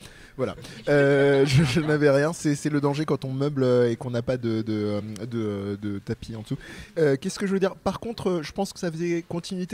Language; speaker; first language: French; native; French